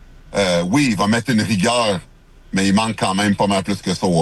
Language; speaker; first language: French; native; French